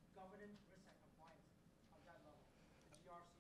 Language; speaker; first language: English; native; English